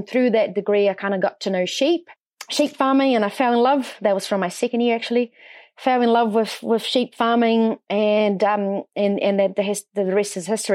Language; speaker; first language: English; non-native, fluent; Portuguese